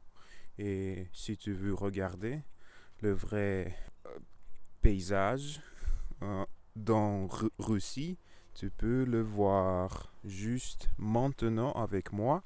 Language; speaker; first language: French; non-native, learner; Russian